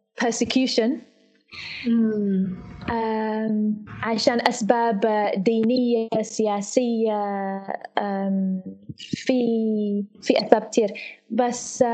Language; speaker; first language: Arabic; non-native, fluent; English